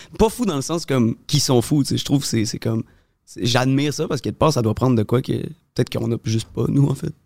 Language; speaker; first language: French; native; French